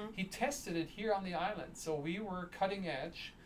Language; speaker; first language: English; non-native, fluent; German